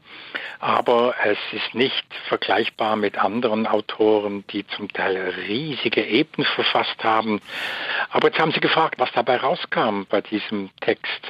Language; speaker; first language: German; native; German